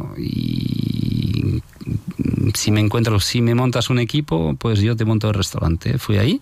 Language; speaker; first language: Spanish; non-native, fluent; French